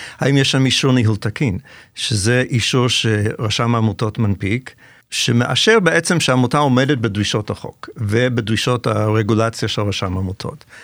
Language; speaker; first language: Hebrew; non-native, fluent; English